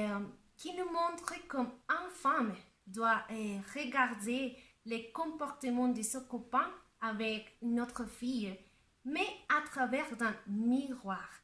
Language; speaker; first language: French; non-native, learner; Spanish